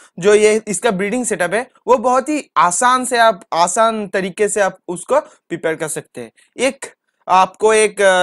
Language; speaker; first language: Hindi; non-native, local second language; Bangla